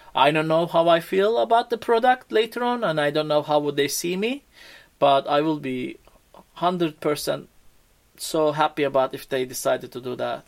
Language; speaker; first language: English; non-native, fluent; Turkish